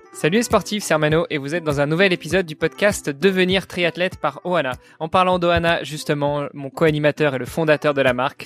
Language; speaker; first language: French; non-native, fluent; Italian